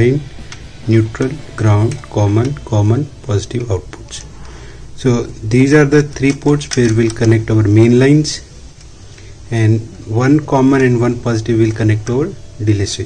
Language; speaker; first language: English; non-native, local second language; Hindi